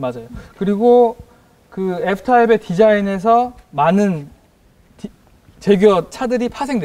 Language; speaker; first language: Korean; native; Korean